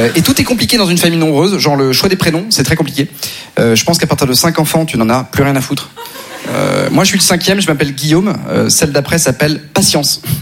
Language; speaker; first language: French; native; French